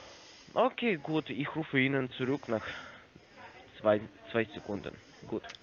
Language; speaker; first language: German; non-native, learner; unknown